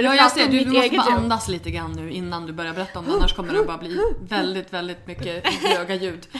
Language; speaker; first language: Swedish; native; Swedish